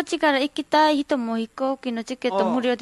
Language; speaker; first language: Japanese; non-native, learner; Nepali